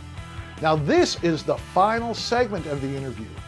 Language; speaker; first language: English; native; English